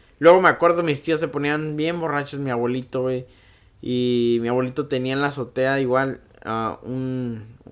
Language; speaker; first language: Spanish; native; Spanish